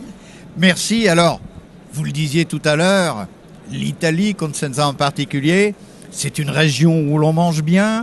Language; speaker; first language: French; native; French